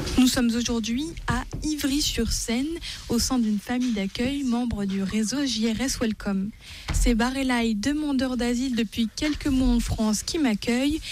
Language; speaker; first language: French; native; French